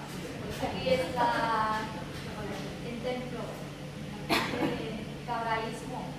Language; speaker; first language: Spanish; non-native, learner; Vietnamese